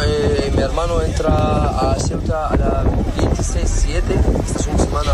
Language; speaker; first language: Spanish; non-native, learner; Arabic